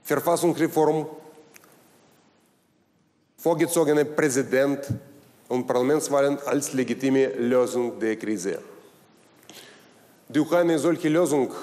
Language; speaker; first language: German; non-native, learner; Russian